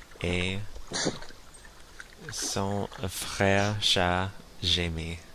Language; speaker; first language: French; non-native, learner; English